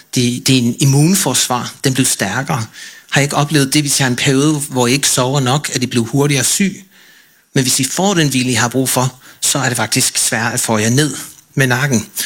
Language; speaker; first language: Danish; non-native, fluent; English